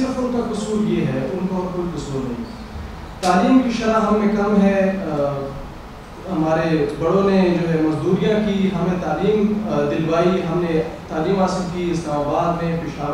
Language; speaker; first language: Urdu; non-native, local second language; Pashto